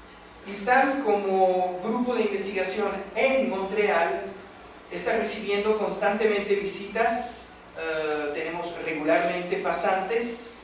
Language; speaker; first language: Spanish; non-native, fluent; French